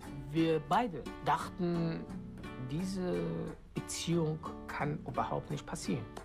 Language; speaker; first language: German; non-native, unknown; Persian